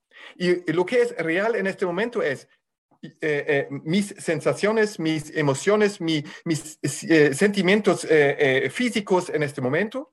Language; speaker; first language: Spanish; non-native, fluent; German